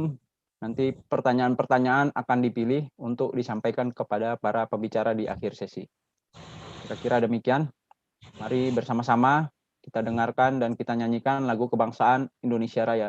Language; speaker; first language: Indonesian; native; Indonesian